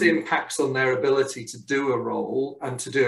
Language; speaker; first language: English; native; English